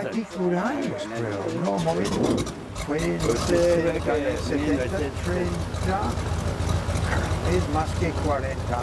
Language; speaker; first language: Spanish; non-native, learner; English